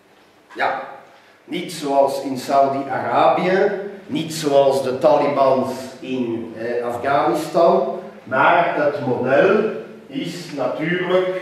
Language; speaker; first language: Dutch; non-native, local second language; French